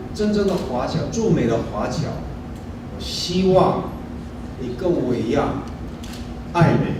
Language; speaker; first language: Chinese; non-native, fluent; English